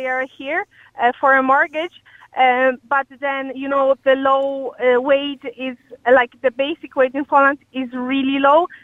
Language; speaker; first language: English; non-native, fluent; Polish